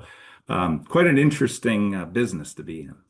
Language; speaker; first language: English; native; English